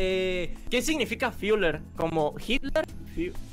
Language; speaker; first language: Spanish; native; Spanish